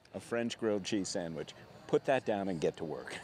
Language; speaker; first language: English; non-native, fluent; French